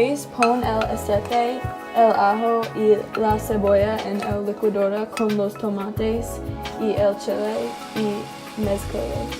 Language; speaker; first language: Spanish; non-native, learner; English